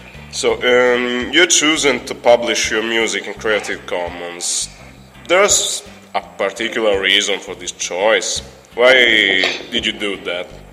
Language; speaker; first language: English; non-native, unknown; Italian